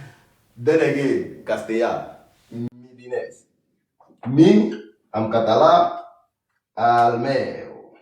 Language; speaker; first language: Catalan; non-native, fluent; Akan